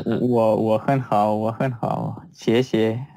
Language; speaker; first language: Chinese; non-native, learner; French